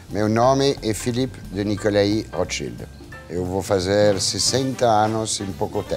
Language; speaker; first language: Portuguese; non-native, fluent; French